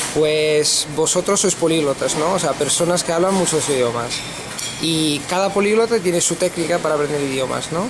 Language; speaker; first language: Spanish; non-native, fluent; Italian